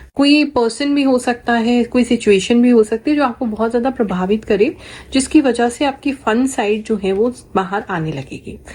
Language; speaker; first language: Hindi; native; Hindi